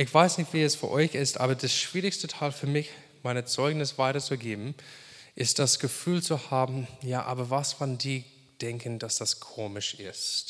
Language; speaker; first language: German; non-native, fluent; English